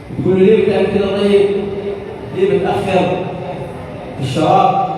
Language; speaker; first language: Arabic; native; Arabic